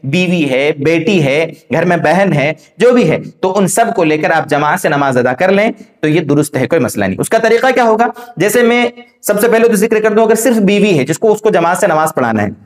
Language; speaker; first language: Hindi; native; Hindi